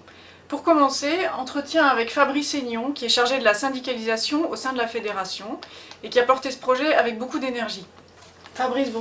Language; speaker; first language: French; native; French